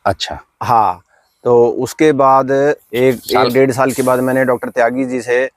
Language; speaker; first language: Hindi; native; Hindi